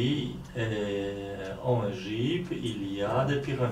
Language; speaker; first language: French; non-native, learner; Polish